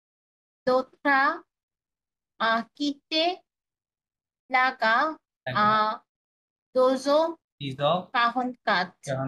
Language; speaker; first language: French; non-native, learner; Bangla